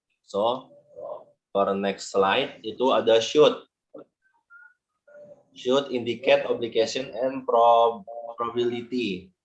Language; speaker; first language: English; non-native, learner; Indonesian